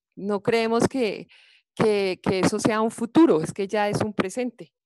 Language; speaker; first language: Spanish; native; Spanish